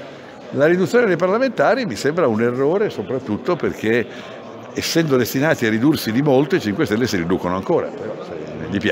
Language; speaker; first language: Italian; native; Italian